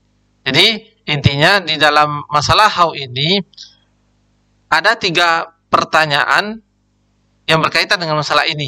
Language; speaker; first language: Indonesian; native; Indonesian